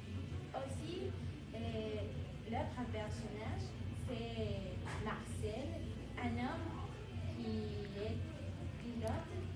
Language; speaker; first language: French; non-native, learner; Spanish